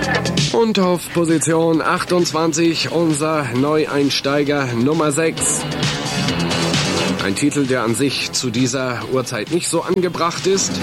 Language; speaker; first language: German; native; German